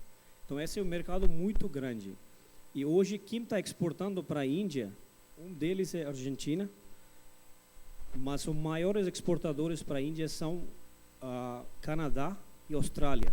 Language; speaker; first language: Portuguese; non-native, fluent; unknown